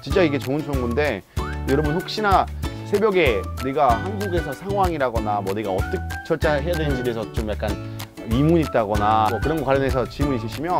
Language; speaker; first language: Korean; non-native, fluent; French